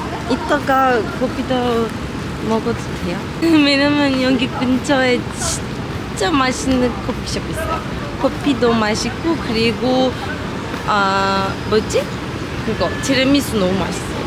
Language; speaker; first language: Korean; non-native, fluent; Turkish